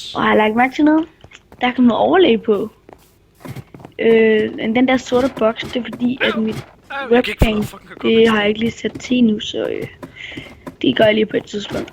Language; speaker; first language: Danish; native; Danish